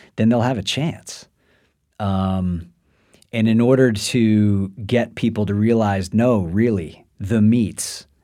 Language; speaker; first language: English; native; English